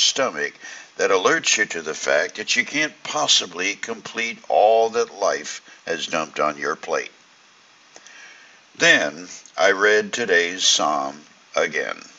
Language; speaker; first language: English; native; English